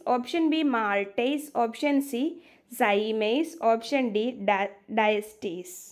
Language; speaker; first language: English; non-native, local second language; Malayalam